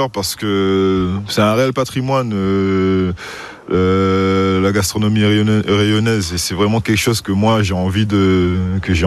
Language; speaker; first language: French; native; French